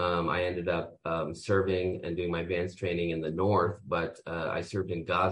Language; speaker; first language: English; native; English